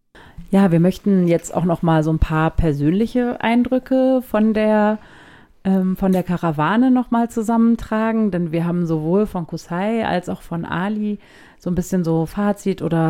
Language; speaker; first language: German; native; German